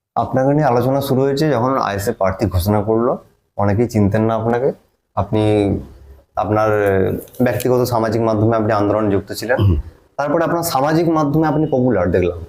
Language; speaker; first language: Bangla; native; Bangla